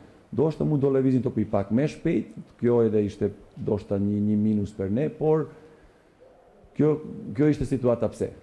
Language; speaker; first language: Albanian; non-native, learner; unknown